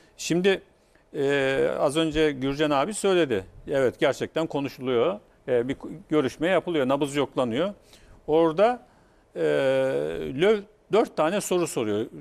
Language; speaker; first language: Turkish; native; Turkish